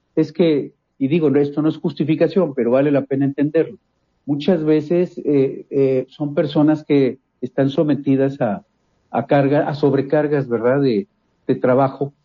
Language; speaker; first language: Spanish; native; Spanish